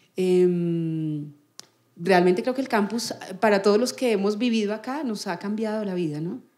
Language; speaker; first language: Spanish; native; Spanish